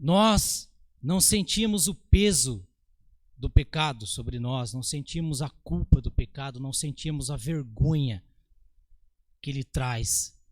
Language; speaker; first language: Portuguese; native; Portuguese